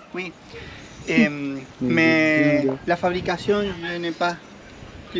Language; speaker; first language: French; non-native, learner; Spanish